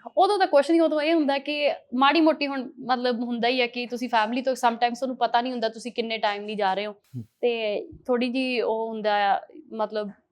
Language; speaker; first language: Punjabi; early bilingual, heritage; Punjabi